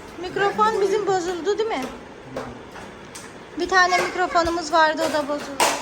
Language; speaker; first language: Turkish; non-native, fluent; Urdu